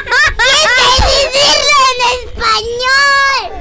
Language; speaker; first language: Spanish; early bilingual, other home language; French